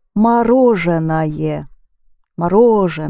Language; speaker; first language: Russian; non-native, fluent; English